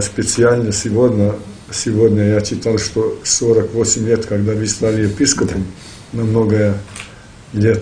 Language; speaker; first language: Russian; non-native, learner; Serbian